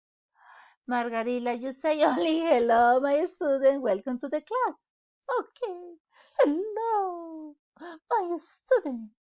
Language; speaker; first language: English; non-native, learner; Spanish